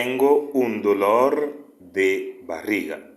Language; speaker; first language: Spanish; non-native, fluent; Haitian Creole